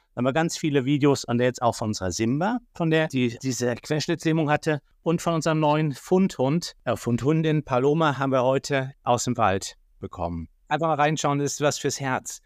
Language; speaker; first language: German; native; German